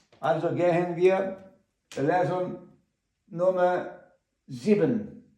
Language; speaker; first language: German; non-native, learner; Ukrainian